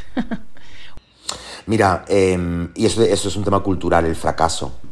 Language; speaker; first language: Spanish; early bilingual, heritage; German